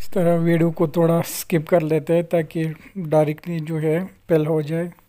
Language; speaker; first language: Urdu; non-native, local second language; Pashto